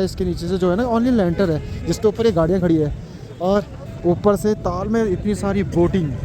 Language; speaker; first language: Hindi; native; Hindi